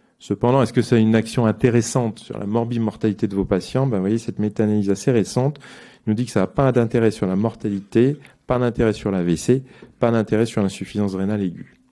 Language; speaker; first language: French; native; French